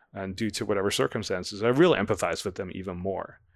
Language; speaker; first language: English; non-native, fluent; Dutch